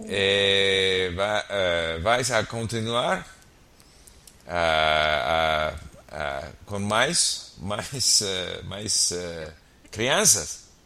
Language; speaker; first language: Portuguese; non-native, learner; English